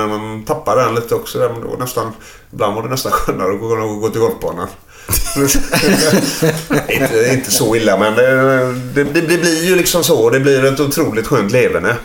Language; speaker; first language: Swedish; native; Swedish